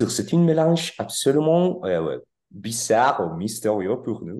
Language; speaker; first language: French; non-native, learner; Spanish